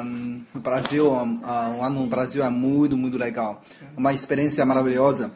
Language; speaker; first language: Portuguese; non-native, learner; Chinese